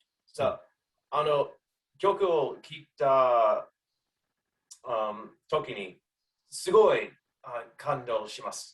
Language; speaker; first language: Japanese; non-native, learner; English